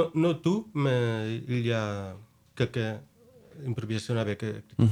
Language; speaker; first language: French; non-native, learner; Spanish